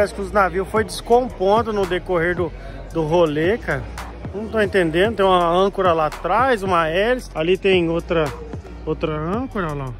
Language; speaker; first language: Portuguese; native; Portuguese